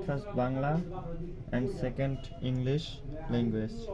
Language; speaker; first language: English; non-native, learner; Bangla